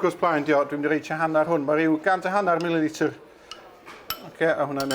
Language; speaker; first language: Welsh; native; Welsh